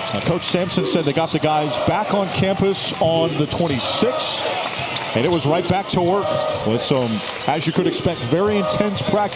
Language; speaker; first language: English; native; English